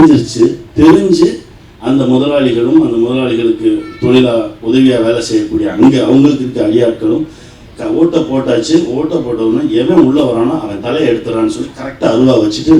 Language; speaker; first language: Tamil; native; Tamil